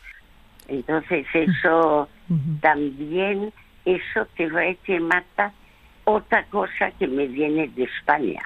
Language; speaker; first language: Spanish; early bilingual, other home language; French